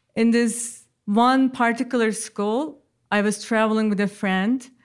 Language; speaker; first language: English; non-native, fluent; Turkish